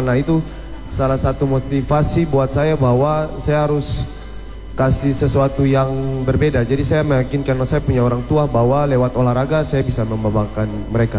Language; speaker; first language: Indonesian; native; Indonesian